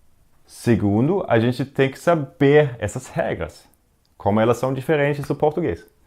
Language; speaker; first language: Portuguese; non-native, fluent; Danish